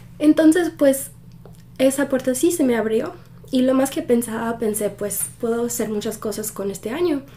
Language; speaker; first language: Spanish; early bilingual, heritage; Spanish